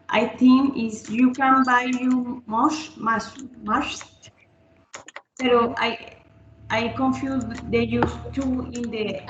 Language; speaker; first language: English; non-native, learner; Spanish